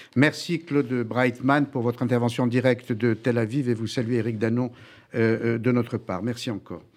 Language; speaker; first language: French; native; French